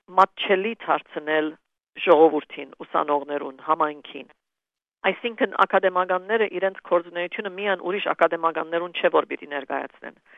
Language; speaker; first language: Armenian; early bilingual, heritage; Armenian